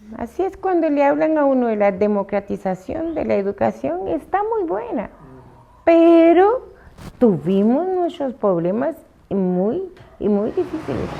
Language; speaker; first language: Spanish; non-native, local second language; English